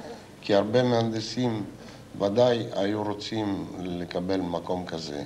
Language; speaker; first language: Hebrew; non-native, fluent; Ladino